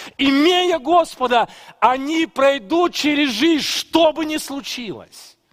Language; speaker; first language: Russian; native; Russian